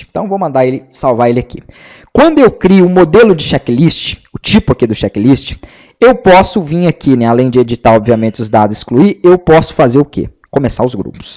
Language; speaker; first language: Portuguese; native; Portuguese